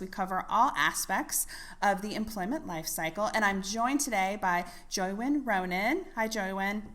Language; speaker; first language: English; native; English